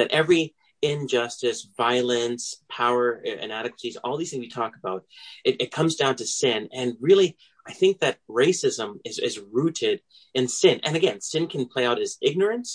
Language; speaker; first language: English; native; English